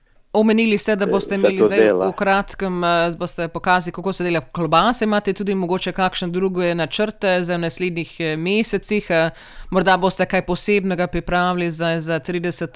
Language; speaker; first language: Slovenian; native; Slovenian